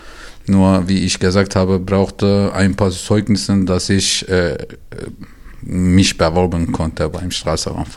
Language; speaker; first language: German; non-native, learner; Turkish